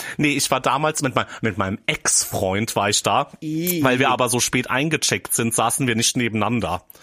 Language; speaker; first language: German; native; German